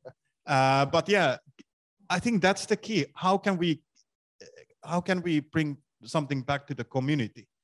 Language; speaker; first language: English; non-native, fluent; Finnish